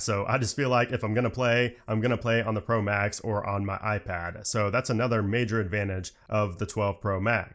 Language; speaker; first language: English; native; English